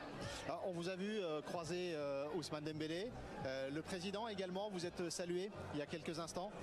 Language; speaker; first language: French; native; French